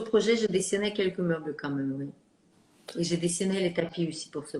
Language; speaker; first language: French; non-native, fluent; Russian